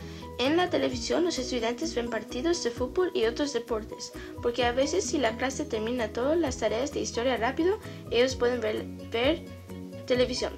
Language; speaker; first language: Spanish; non-native, learner; English